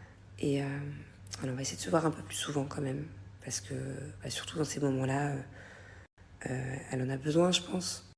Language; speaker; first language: French; native; French